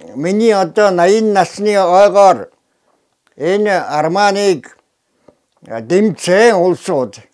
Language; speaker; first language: Mongolian; native; Mongolian